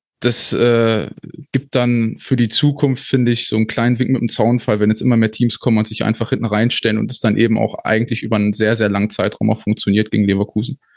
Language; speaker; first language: German; native; German